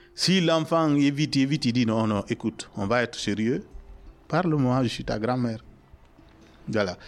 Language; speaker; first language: French; non-native, local second language; Mandingo